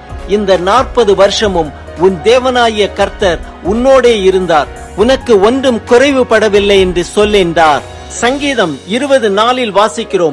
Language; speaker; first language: Tamil; native; Tamil